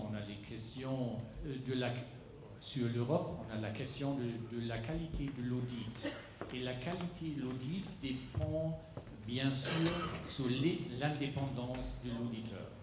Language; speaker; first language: French; non-native, fluent; German